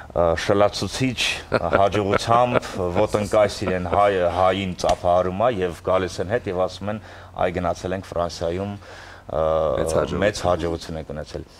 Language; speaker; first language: Armenian; early bilingual, heritage; Armenian